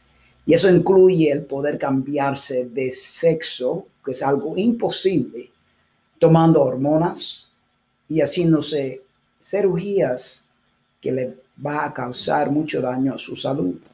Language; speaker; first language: Spanish; early bilingual, heritage; Spanish